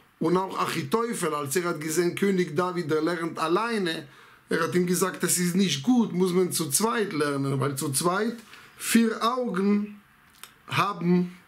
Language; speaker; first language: German; non-native, fluent; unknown